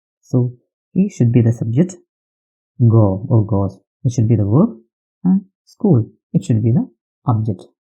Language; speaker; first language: English; non-native, local second language; Malayalam